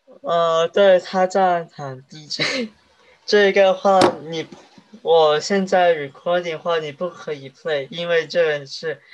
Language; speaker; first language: Chinese; early bilingual, heritage; Chinese